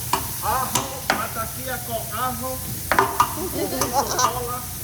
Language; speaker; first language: Spanish; non-native, learner; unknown